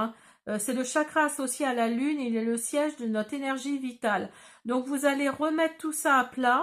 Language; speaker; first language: French; native; French